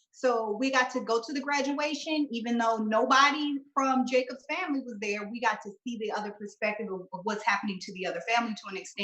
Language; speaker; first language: English; native; English